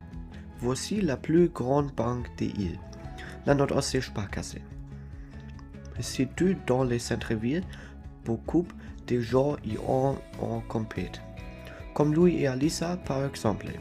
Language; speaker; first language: French; non-native, learner; German